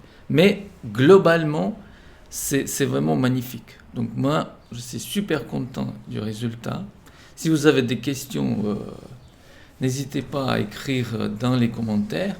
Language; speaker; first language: French; non-native, fluent; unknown